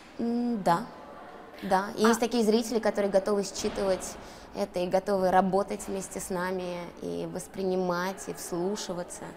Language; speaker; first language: Russian; native; Russian